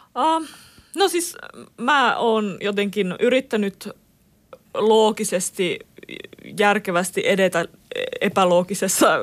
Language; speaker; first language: Finnish; native; Finnish